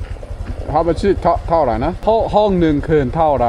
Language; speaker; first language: Thai; non-native, learner; English